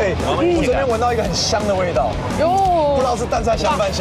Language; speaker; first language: Chinese; native; Chinese